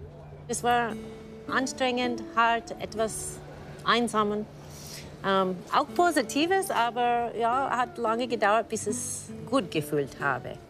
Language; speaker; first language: German; non-native, fluent; English